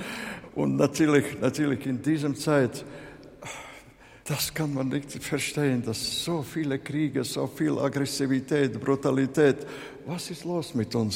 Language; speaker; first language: German; non-native, fluent; Latvian